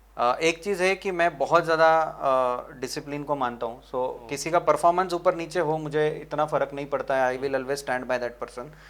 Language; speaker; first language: Hindi; non-native, local second language; Marwari